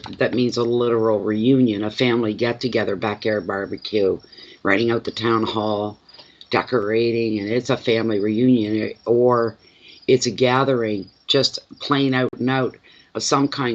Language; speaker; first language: English; native; English